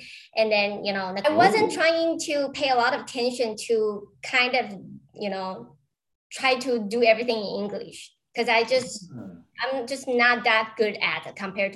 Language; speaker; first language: English; non-native, fluent; Chinese